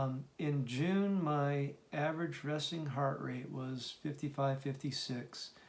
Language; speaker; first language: English; native; English